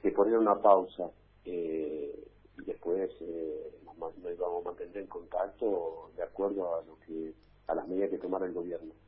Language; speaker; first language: Spanish; native; Spanish